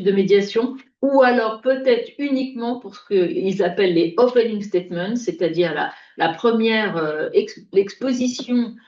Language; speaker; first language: French; native; French